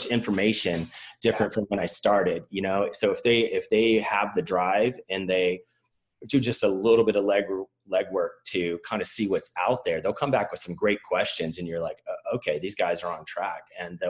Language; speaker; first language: English; native; English